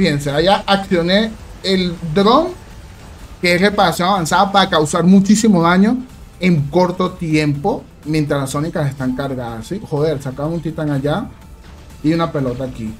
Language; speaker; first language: Spanish; native; Spanish